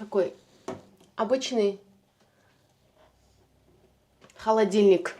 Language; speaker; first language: Russian; non-native, local second language; Uzbek